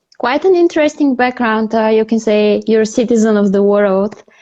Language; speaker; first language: English; non-native, fluent; Bulgarian